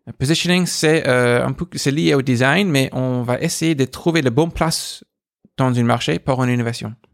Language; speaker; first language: French; non-native, fluent; English